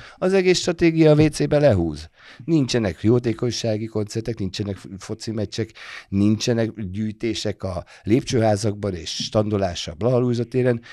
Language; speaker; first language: Hungarian; native; Hungarian